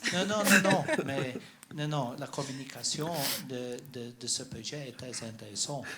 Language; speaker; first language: French; non-native, learner; Dutch